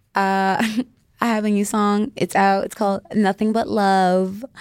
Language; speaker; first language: English; non-native, fluent; French